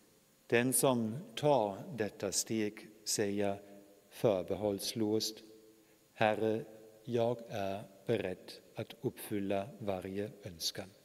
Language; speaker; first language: Swedish; non-native, fluent; German